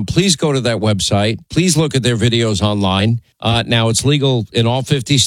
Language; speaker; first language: English; native; English